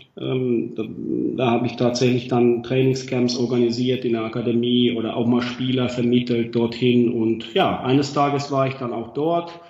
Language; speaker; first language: German; non-native, fluent; Finnish